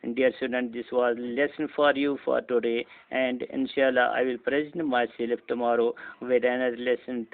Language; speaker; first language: English; non-native, local second language; Urdu